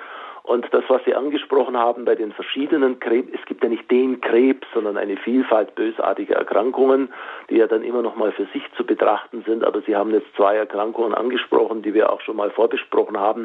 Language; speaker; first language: German; native; German